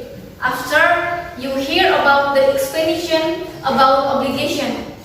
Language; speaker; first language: English; non-native, fluent; Indonesian